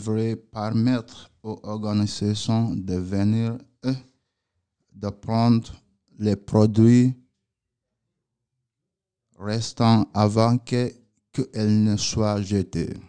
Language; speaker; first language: French; non-native, learner; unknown